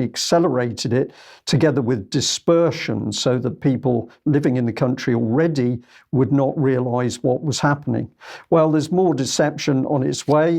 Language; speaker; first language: English; native; English